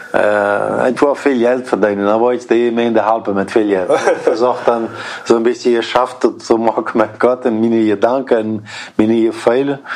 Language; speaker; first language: German; early bilingual, heritage; Plautdietsch